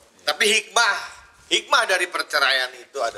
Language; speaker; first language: Indonesian; native; Indonesian